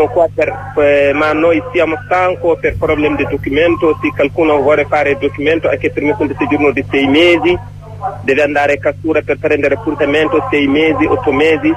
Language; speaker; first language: Italian; non-native, learner; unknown